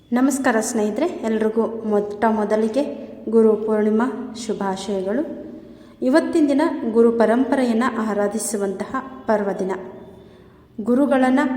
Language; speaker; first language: Kannada; native; Kannada